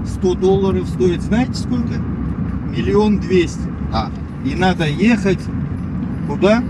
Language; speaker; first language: Russian; non-native, local second language; Uzbek